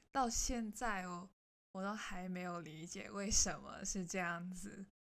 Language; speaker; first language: Chinese; non-native, local second language; Cantonese